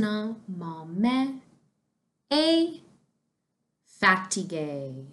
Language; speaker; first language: French; non-native, fluent; English